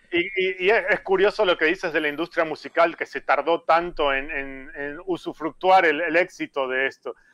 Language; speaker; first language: Spanish; native; Spanish